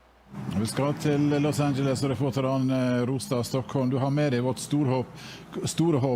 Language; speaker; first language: Norwegian; native; Norwegian